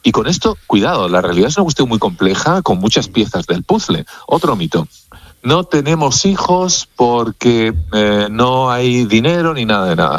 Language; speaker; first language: Spanish; native; Spanish